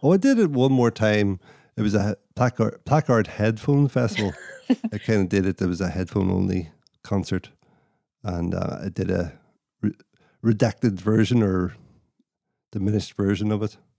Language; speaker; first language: English; native; English